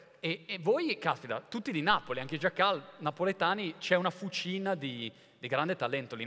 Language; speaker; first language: Italian; native; Italian